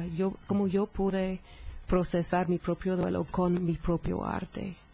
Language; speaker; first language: Spanish; non-native, fluent; English